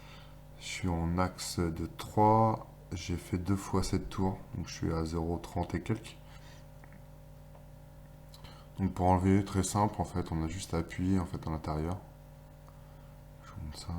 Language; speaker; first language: French; native; French